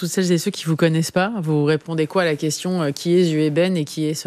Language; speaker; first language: French; native; French